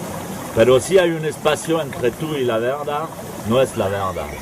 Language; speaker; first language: Spanish; non-native, fluent; French